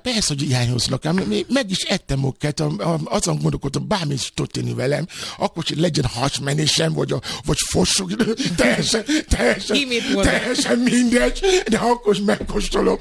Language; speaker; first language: Hungarian; non-native, fluent; Yoruba